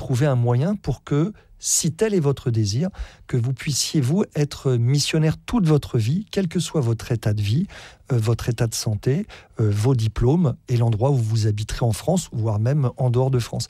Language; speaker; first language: French; native; French